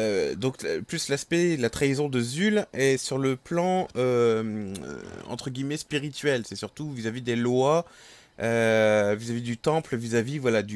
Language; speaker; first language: French; native; French